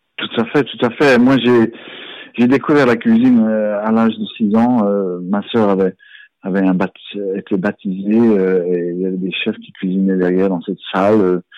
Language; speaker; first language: French; native; French